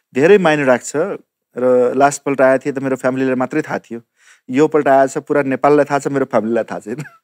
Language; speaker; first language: Nepali; non-native, local second language; Maithili